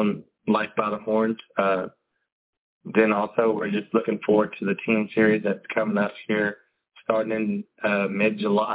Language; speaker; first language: English; native; English